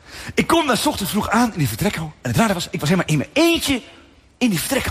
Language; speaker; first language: Dutch; native; Dutch